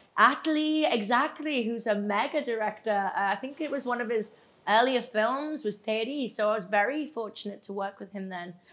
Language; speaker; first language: English; native; English